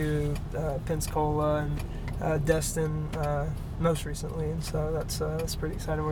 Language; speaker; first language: English; native; English